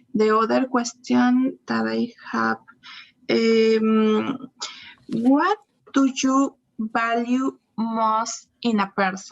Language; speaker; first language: English; non-native, learner; Spanish